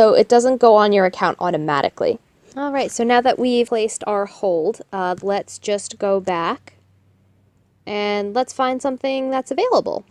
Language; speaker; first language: English; native; English